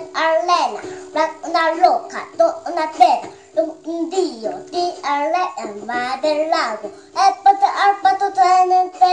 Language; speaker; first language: Spanish; non-native, learner; Korean